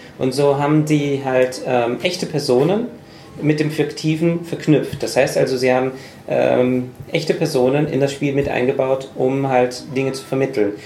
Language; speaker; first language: German; native; German